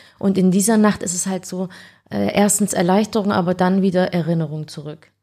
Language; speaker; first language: German; early bilingual, other home language; Turkish